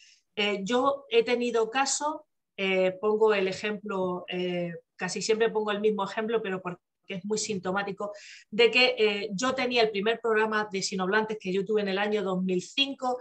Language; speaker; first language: Spanish; native; Spanish